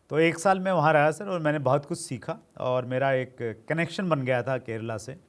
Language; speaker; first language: Hindi; native; Hindi